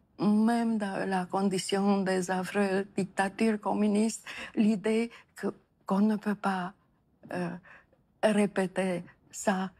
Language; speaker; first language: French; non-native, fluent; Romanian